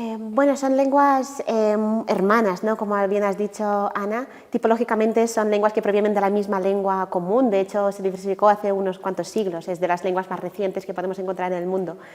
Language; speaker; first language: Spanish; non-native, fluent; Ukrainian